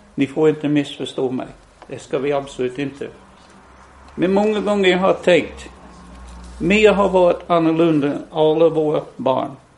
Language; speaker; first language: Swedish; non-native, fluent; English